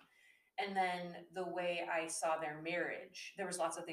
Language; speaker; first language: English; native; English